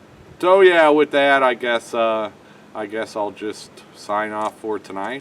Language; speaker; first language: English; native; English